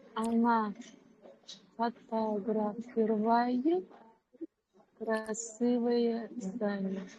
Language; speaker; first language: Russian; non-native, learner; Uzbek